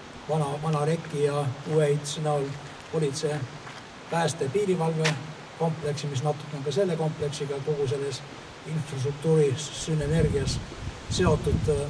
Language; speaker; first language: Estonian; native; Estonian